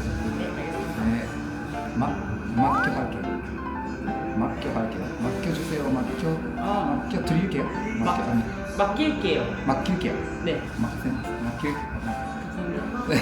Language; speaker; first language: Korean; non-native, learner; Japanese